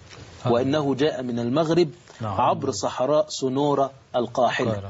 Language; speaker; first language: Arabic; native; Arabic